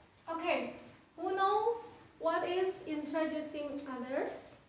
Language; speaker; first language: English; non-native, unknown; Sundanese